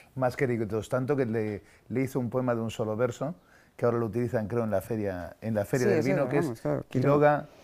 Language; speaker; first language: Spanish; native; Spanish